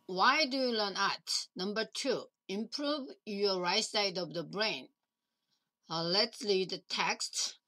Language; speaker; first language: English; non-native, learner; Korean